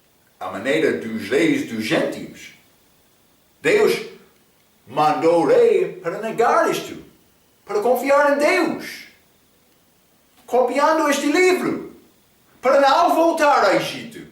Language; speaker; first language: Portuguese; non-native, fluent; English